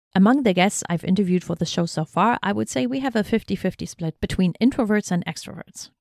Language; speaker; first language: English; non-native, fluent; German